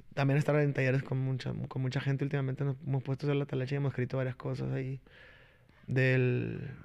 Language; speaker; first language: Spanish; native; Spanish